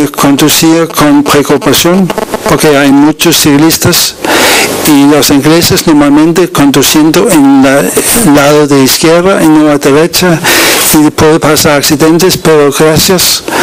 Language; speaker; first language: Spanish; non-native, learner; Danish